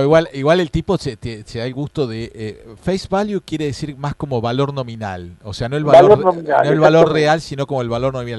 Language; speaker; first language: Spanish; native; Spanish